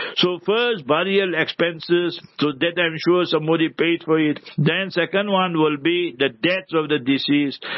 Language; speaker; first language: English; early bilingual, other home language; Urdu